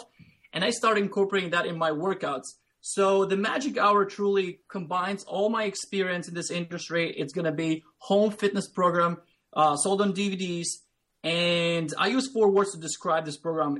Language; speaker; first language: English; non-native, fluent; Latvian